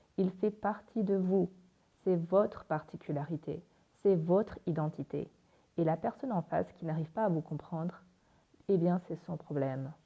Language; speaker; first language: French; native; French